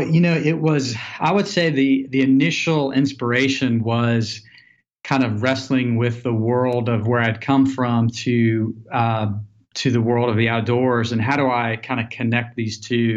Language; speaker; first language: English; native; English